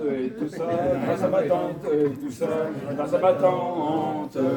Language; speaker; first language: French; native; French